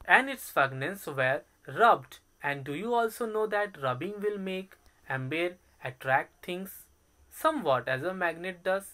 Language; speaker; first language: English; non-native, local second language; Bangla